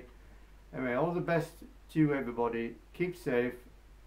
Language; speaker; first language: English; native; English